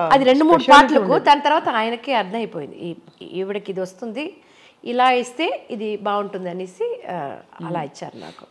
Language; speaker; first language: Telugu; non-native, local second language; Tamil